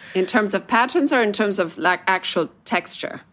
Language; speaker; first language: English; non-native, fluent; Italian